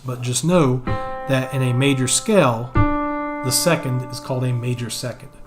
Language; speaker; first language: English; native; English